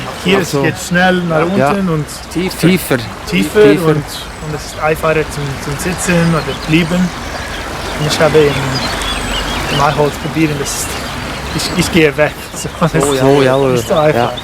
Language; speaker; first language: German; non-native, learner; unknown